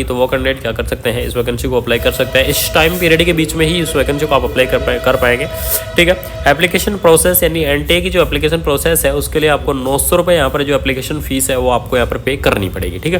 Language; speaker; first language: Hindi; native; Hindi